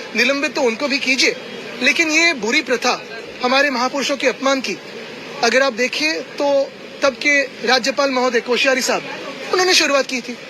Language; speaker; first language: Hindi; non-native, local second language; Marathi